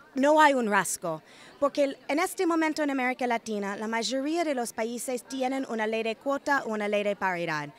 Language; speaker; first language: Spanish; non-native, fluent; English